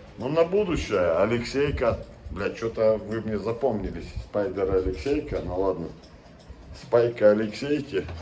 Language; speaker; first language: Russian; native; Russian